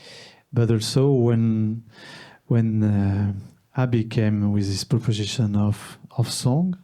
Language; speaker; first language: English; non-native, learner; French